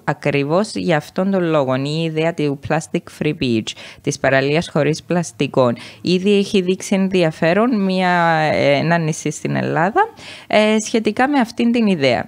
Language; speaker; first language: Greek; native; Greek